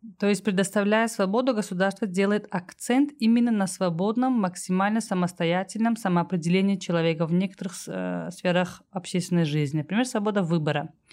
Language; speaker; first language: Russian; non-native, local second language; Tajik